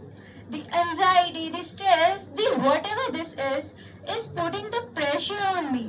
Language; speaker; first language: English; non-native, local second language; Hindi